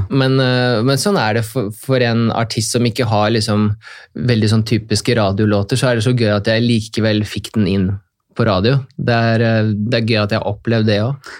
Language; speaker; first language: Norwegian; early bilingual, other home language; Russian